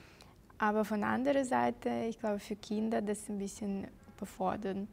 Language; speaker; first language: German; non-native, fluent; Russian